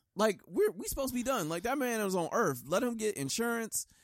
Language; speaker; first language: English; native; English